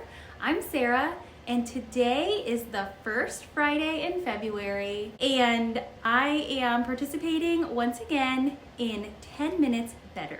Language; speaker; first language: English; native; English